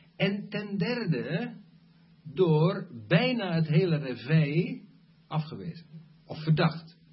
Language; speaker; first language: Dutch; native; Dutch